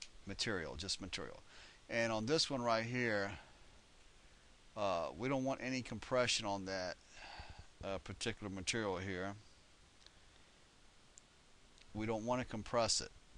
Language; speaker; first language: English; native; English